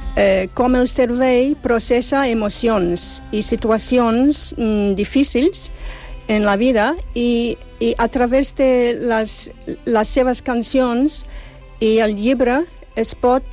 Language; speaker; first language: Catalan; non-native, fluent; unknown